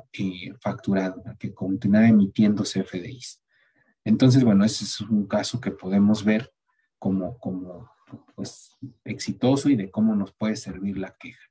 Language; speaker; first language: Spanish; native; Spanish